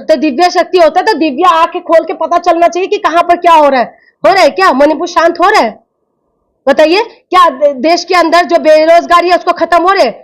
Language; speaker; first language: Hindi; non-native, local second language; Assamese